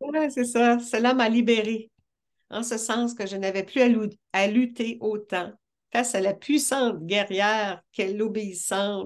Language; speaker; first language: French; native; French